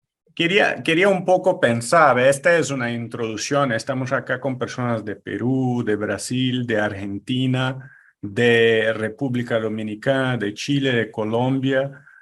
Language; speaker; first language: Spanish; non-native, fluent; Portuguese